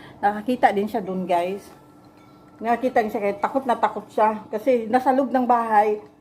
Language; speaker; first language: Filipino; non-native, local second language; Cebuano